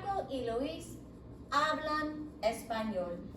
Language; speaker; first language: Spanish; non-native, fluent; English